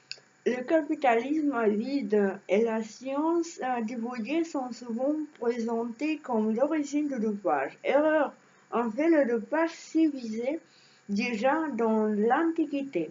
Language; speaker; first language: French; non-native, learner; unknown